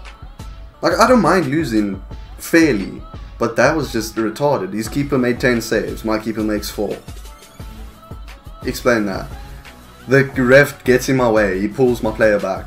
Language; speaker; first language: English; native; English